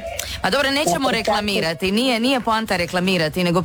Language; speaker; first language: Serbian; native; Serbian